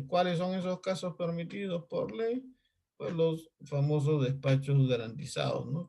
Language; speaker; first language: Spanish; native; Spanish